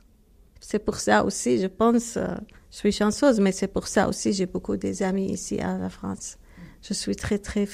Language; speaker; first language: French; non-native, learner; Arabic